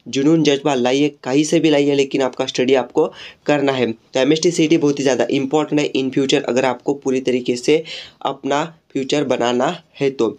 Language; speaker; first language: Hindi; non-native, local second language; Marathi